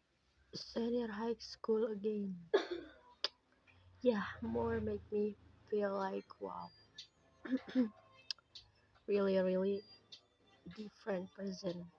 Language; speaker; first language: English; non-native, learner; Indonesian